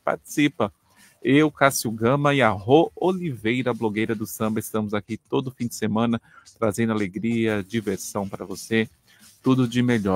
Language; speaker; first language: Portuguese; native; Portuguese